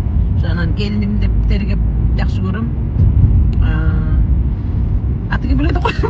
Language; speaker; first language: Kyrgyz; native; Kyrgyz